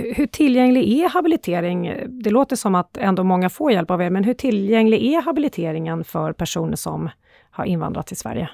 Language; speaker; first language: Swedish; native; Swedish